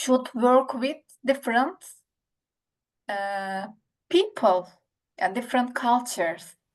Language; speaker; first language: English; non-native, learner; Turkish